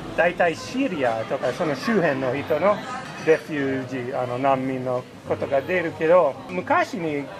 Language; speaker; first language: Japanese; non-native, fluent; English